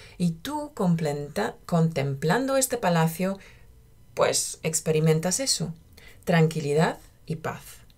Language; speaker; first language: Spanish; native; Spanish